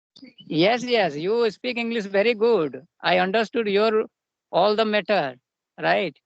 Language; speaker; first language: English; non-native, learner; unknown